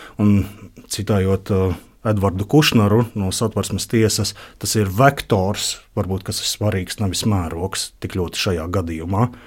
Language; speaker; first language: Latvian; native; Latvian